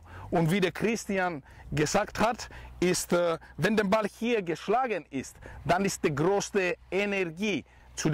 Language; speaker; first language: German; non-native, fluent; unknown